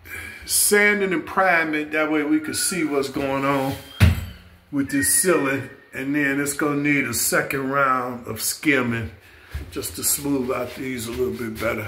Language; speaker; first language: English; native; English